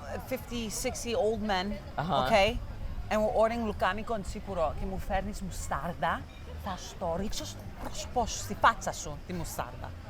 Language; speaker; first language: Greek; early bilingual, heritage; English